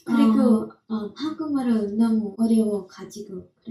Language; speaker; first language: Korean; non-native, learner; Filipino